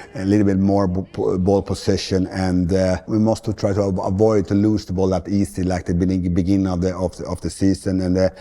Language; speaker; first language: English; non-native, fluent; Swedish